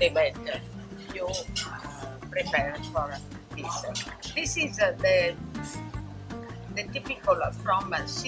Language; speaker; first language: English; non-native, learner; Italian